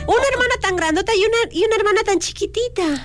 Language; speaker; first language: Spanish; native; Spanish